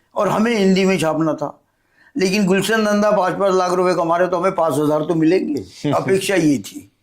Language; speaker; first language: Hindi; non-native, local second language; Marathi